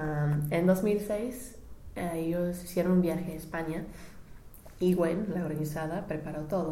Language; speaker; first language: Spanish; non-native, learner; English